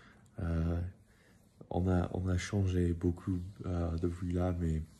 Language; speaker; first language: French; non-native, learner; English